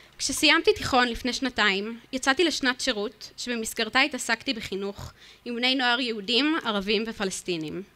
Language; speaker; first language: Hebrew; native; Hebrew